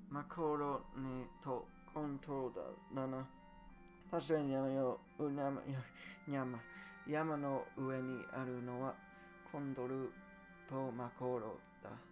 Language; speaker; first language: Japanese; non-native, learner; English